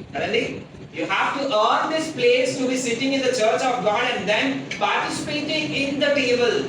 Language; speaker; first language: English; non-native, local second language; Telugu